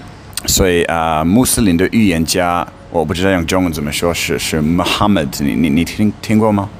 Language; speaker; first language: Chinese; non-native, fluent; English